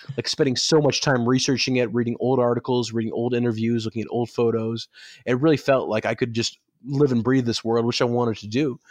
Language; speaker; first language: English; native; English